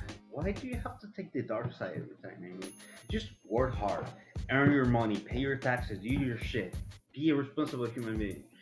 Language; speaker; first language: English; non-native, fluent; Spanish